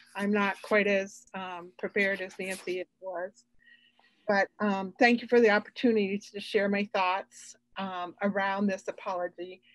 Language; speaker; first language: English; native; English